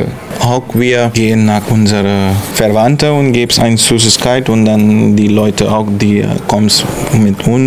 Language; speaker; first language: German; non-native, learner; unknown